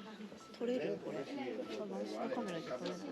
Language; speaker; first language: Japanese; native; Japanese